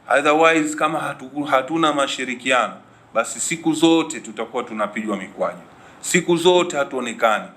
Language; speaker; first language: Swahili; native; Swahili